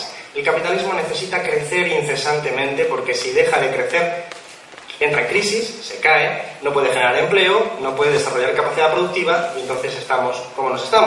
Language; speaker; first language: Spanish; native; Spanish